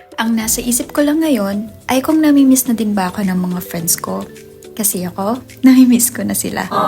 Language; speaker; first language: Filipino; native; Filipino